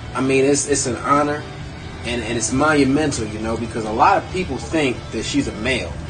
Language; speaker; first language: English; native; English